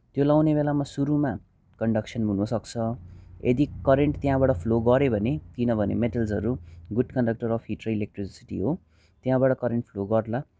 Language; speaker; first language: Nepali; non-native, local second language; Hindi